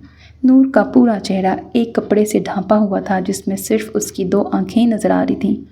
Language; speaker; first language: Urdu; native; Urdu